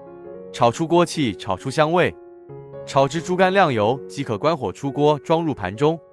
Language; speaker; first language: Chinese; native; Chinese